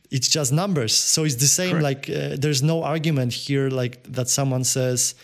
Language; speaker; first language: English; non-native, fluent; Polish